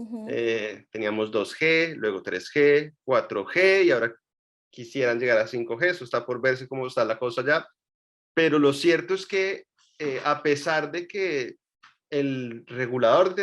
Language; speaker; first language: Spanish; native; Spanish